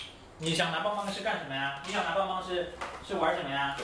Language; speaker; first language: Chinese; native; Chinese